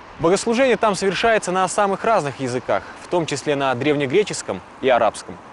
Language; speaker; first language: Russian; native; Russian